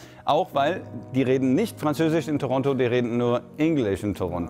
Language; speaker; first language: German; non-native, fluent; French